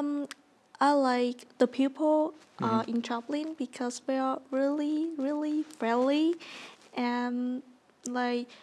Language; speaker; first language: English; non-native, learner; Vietnamese